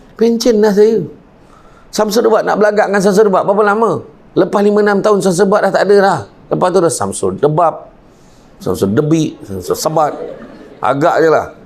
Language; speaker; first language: Malay; native; Malay